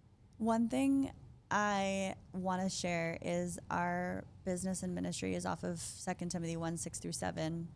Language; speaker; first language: English; native; English